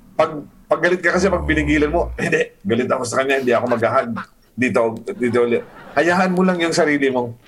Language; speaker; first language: Filipino; native; Filipino